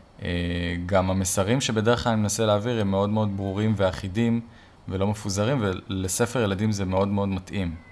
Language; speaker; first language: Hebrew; native; Hebrew